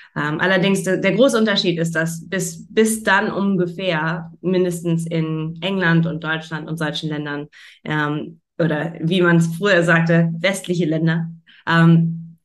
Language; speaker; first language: German; early bilingual, heritage; German